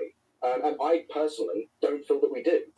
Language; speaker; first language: English; native; English